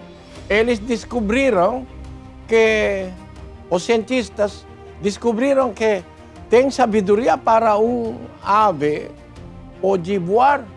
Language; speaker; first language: Portuguese; non-native, learner; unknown